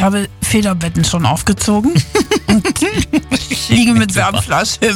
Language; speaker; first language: German; native; German